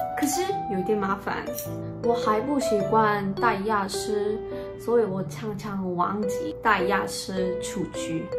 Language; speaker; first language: Chinese; non-native, learner; Korean